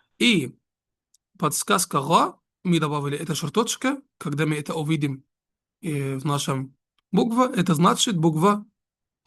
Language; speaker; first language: Russian; non-native, fluent; Arabic